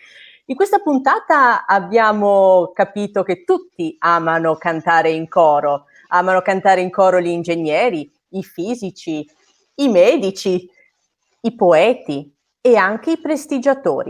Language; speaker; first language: Italian; native; Italian